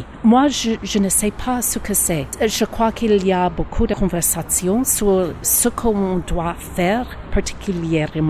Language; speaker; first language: French; non-native, learner; English